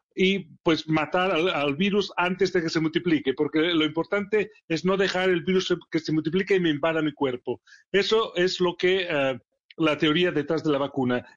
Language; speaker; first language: Spanish; native; Spanish